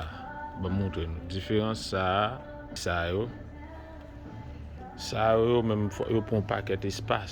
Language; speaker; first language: French; non-native, learner; Haitian Creole